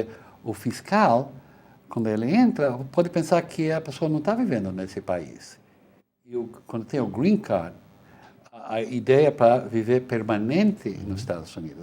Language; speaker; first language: Portuguese; non-native, fluent; Spanish